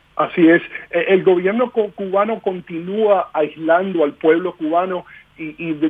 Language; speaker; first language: Spanish; early bilingual, heritage; Spanish